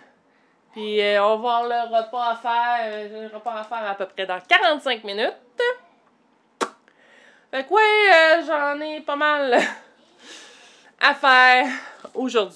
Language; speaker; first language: French; native; French